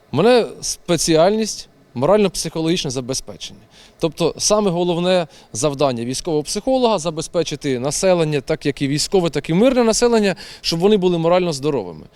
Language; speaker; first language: Ukrainian; native; Ukrainian